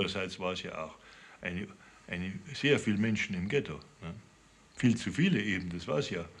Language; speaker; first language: German; native; German